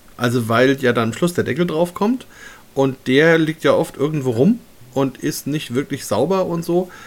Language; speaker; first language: German; native; German